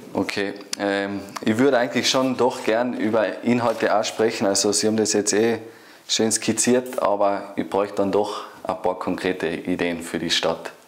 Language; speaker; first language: German; native; German